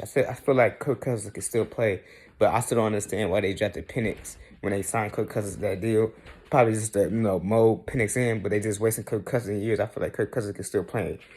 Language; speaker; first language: English; native; English